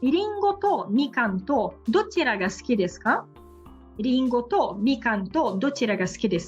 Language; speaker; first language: Japanese; non-native, fluent; Portuguese